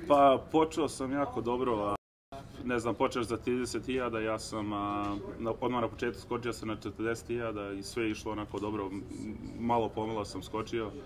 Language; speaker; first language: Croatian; early bilingual, heritage; Serbian